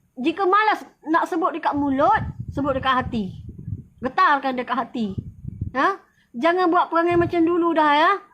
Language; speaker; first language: Malay; native; Malay